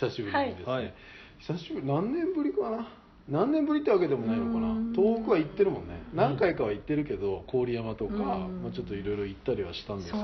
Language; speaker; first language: Japanese; native; Japanese